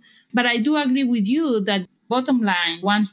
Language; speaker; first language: English; non-native, fluent; Spanish